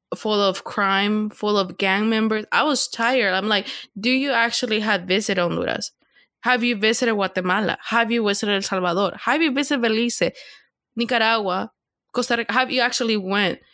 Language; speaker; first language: English; non-native, fluent; Spanish